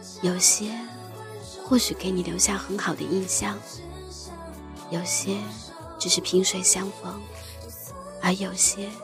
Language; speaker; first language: Chinese; native; Chinese